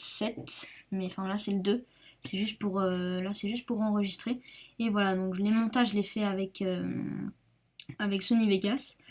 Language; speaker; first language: French; native; French